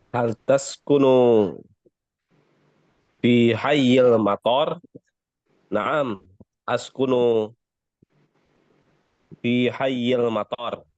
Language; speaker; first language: Arabic; non-native, learner; Indonesian